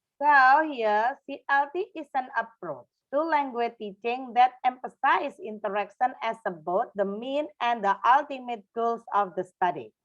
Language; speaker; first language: English; non-native, fluent; Indonesian